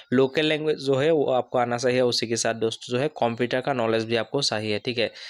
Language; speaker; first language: Hindi; non-native, local second language; Assamese